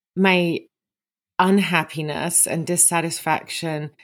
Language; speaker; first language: English; native; English